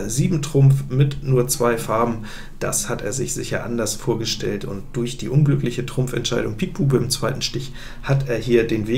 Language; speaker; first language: German; native; German